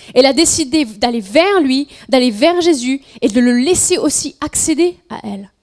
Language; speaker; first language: French; non-native, fluent; Spanish